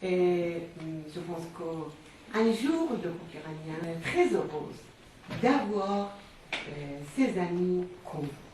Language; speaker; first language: French; non-native, fluent; Persian